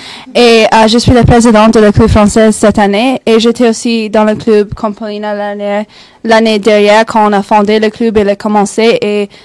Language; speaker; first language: French; non-native, local second language; English